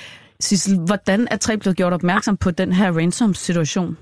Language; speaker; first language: Danish; native; Danish